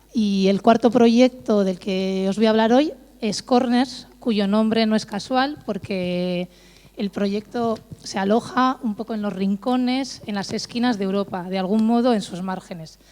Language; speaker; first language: Spanish; native; Spanish